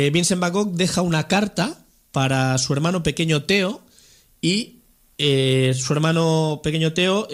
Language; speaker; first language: Spanish; native; Spanish